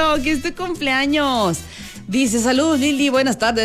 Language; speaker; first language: Spanish; native; Spanish